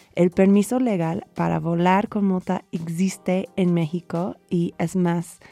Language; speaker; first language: Spanish; non-native, fluent; English